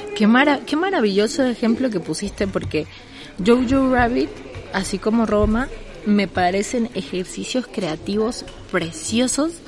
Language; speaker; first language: Spanish; native; Spanish